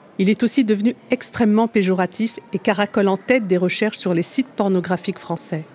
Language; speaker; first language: French; early bilingual, other home language; Arabic